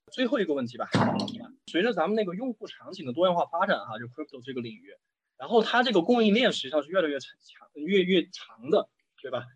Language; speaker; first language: Chinese; native; Chinese